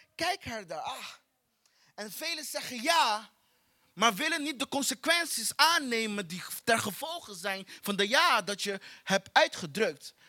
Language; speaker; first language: Dutch; non-native, fluent; Portuguese